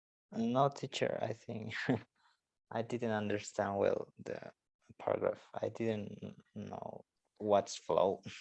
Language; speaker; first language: English; non-native, learner; Spanish